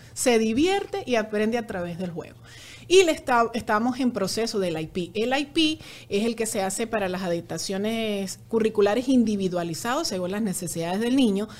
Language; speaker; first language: Spanish; native; Spanish